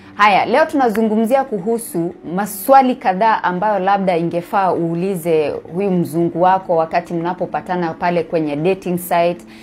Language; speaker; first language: Swahili; native; Swahili